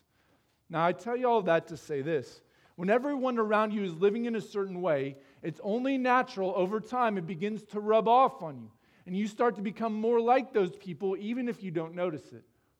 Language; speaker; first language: English; native; English